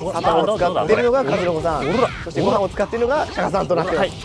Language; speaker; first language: Japanese; native; Japanese